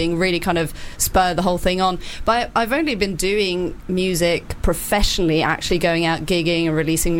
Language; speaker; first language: English; non-native, fluent; Norwegian